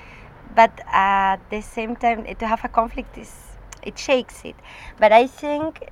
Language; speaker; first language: English; non-native, fluent; Spanish